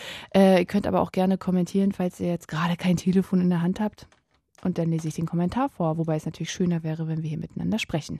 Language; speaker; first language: German; native; German